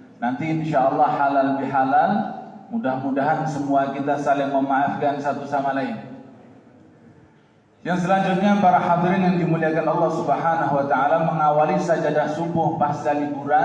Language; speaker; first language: Indonesian; native; Indonesian